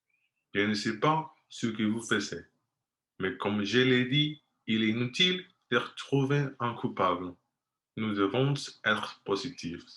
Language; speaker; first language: French; non-native, learner; Spanish